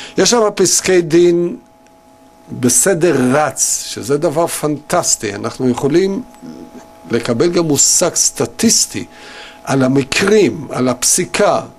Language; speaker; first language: Hebrew; native; Hebrew